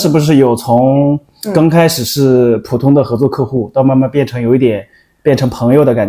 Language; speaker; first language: Chinese; native; Chinese